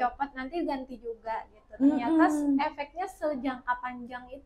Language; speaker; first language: Indonesian; native; Indonesian